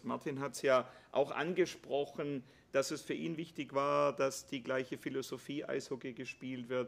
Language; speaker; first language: German; native; German